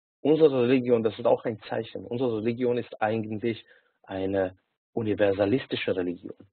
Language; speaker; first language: German; non-native, fluent; Hungarian